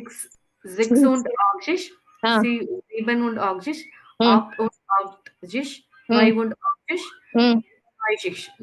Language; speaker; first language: German; non-native, learner; Tamil